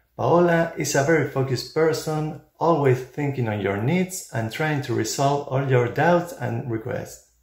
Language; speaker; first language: English; non-native, fluent; Spanish